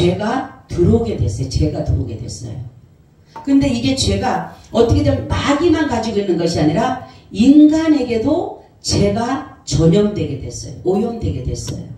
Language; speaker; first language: Korean; native; Korean